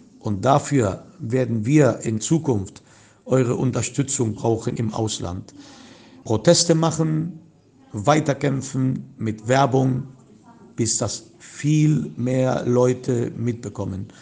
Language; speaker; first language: German; non-native, fluent; Spanish